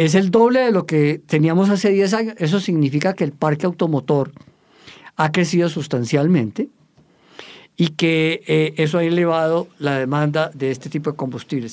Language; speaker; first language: Spanish; native; Spanish